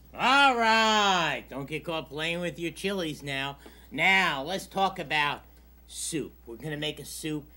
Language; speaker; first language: English; native; English